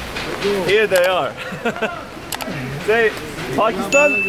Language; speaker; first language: English; non-native, fluent; Turkish